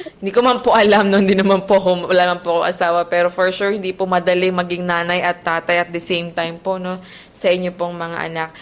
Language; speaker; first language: Filipino; native; Filipino